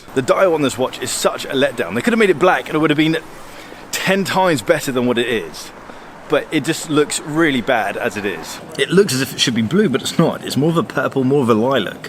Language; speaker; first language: English; native; English